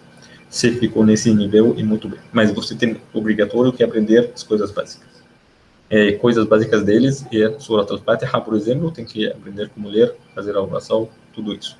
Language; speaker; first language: Portuguese; non-native, learner; Arabic